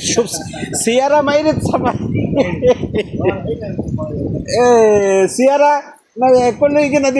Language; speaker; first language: Arabic; non-native, learner; Bangla